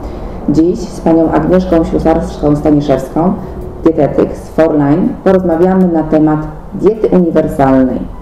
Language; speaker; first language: Polish; native; Polish